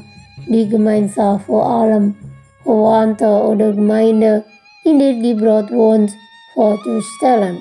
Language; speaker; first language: German; non-native, fluent; Indonesian